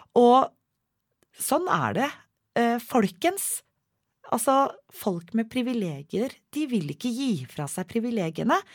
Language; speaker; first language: Norwegian; native; Norwegian